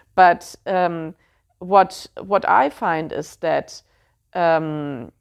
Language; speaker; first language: English; non-native, fluent; German